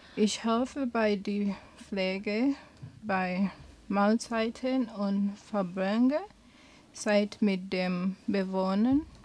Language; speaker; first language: German; non-native, learner; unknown